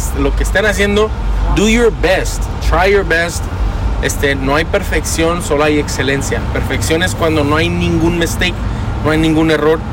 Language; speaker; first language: Spanish; early bilingual, heritage; Spanish